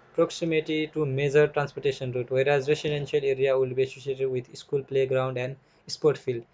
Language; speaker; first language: English; non-native, local second language; Nepali